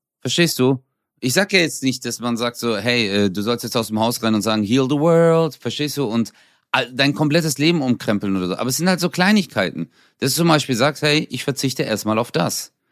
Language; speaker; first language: German; early bilingual, other home language; Turkish